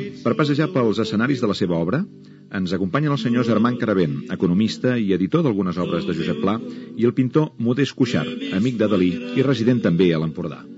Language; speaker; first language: Catalan; native; Catalan